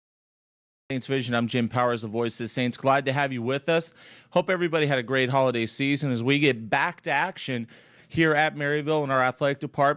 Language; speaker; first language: English; native; English